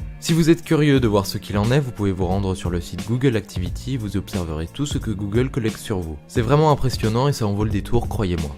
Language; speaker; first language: French; native; French